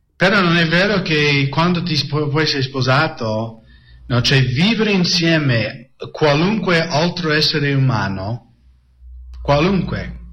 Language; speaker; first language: Italian; non-native, fluent; English